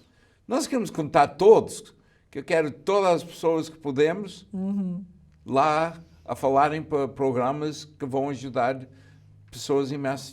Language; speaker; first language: Portuguese; early bilingual, heritage; Portuguese